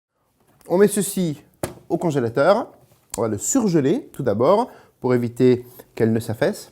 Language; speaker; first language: French; native; French